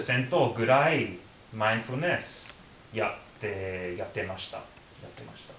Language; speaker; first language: Japanese; non-native, learner; English